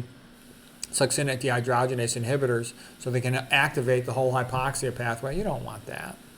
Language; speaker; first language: English; native; English